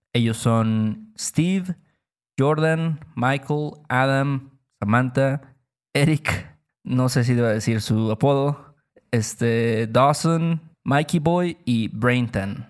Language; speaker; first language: Spanish; native; Spanish